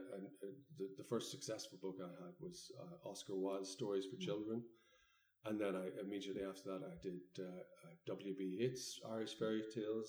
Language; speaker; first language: English; native; English